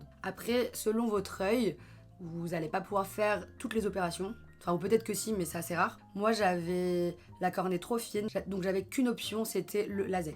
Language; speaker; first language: French; native; French